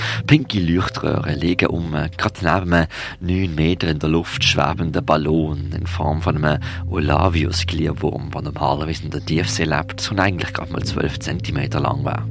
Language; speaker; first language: German; native; German